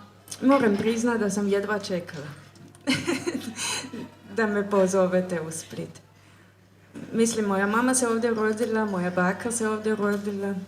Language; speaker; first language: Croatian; early bilingual, heritage; German